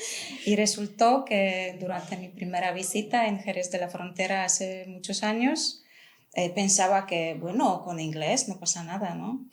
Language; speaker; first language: Spanish; non-native, fluent; Polish